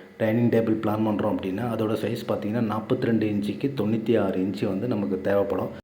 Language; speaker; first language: Tamil; native; Tamil